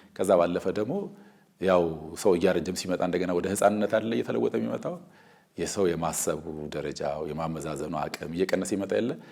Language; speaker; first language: Amharic; native; Amharic